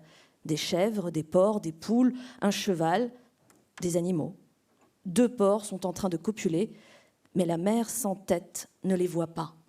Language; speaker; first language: French; native; French